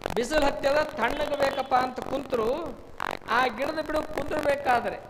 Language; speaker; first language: Kannada; native; Kannada